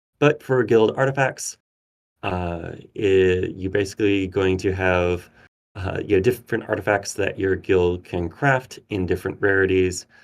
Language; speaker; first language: English; native; English